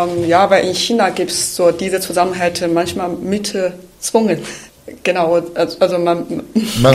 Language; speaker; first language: German; non-native, fluent; Chinese